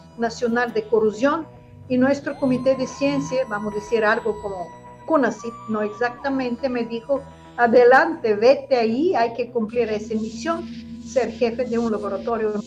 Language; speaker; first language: Spanish; non-native, fluent; Bulgarian